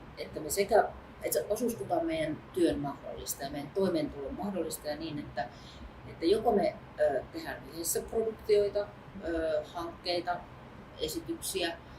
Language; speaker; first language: Finnish; native; Finnish